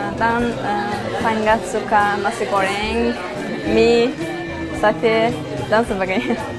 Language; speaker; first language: Indonesian; non-native, learner; Azerbaijani